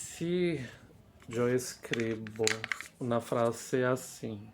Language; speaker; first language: Spanish; non-native, fluent; Portuguese